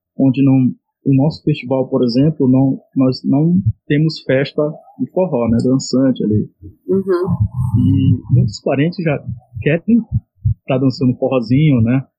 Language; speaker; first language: Portuguese; non-native, local second language; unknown